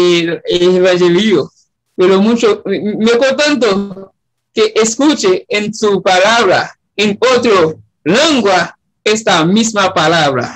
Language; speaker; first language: Spanish; non-native, learner; Haitian Creole